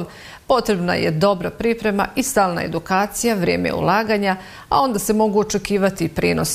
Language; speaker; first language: Serbian; native; Serbian